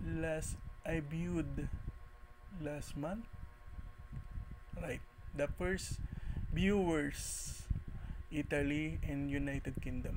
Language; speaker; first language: English; non-native, learner; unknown